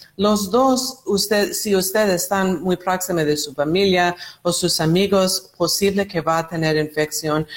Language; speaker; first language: Spanish; non-native, learner; English